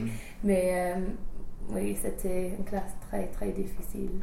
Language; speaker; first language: French; non-native, learner; English